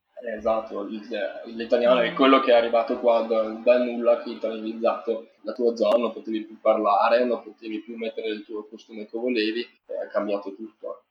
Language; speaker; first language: Italian; non-native, local second language; German